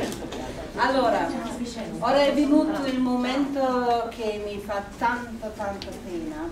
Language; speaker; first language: Italian; non-native, fluent; German